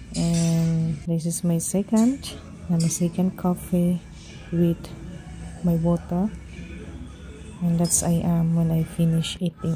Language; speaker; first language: English; non-native, local second language; Filipino